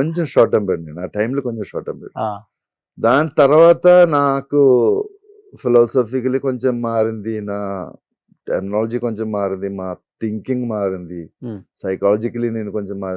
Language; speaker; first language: Telugu; non-native, fluent; Malayalam